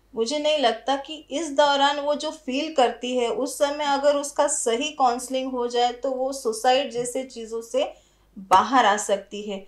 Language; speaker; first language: Hindi; native; Hindi